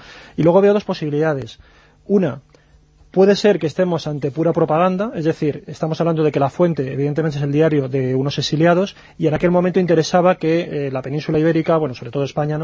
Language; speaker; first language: Spanish; native; Spanish